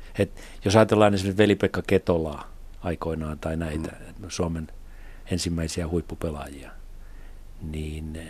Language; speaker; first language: Finnish; native; Finnish